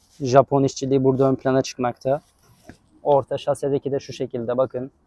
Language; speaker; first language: Turkish; native; Turkish